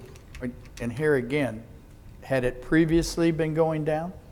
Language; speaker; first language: English; native; English